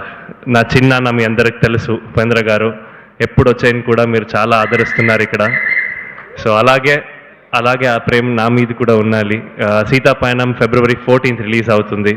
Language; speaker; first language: Telugu; non-native, learner; Kannada